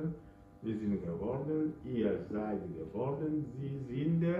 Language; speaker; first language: German; non-native, fluent; French